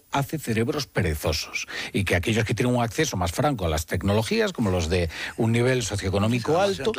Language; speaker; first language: Spanish; native; Spanish